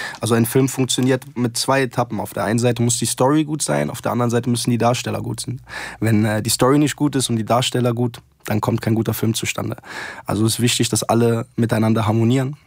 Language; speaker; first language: German; early bilingual, other home language; Arabic